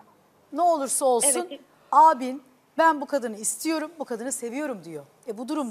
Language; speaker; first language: Turkish; native; Turkish